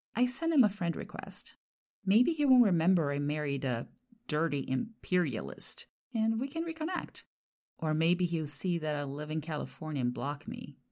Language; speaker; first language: English; non-native, fluent; Portuguese